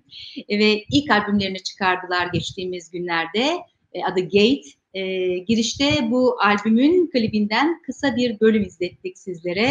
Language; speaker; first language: Turkish; native; Turkish